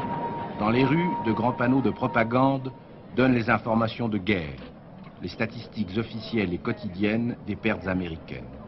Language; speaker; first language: French; native; French